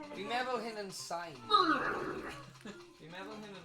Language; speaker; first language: Welsh; native; Welsh